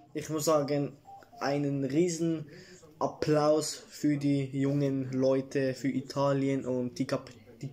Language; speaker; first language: German; early bilingual, other home language; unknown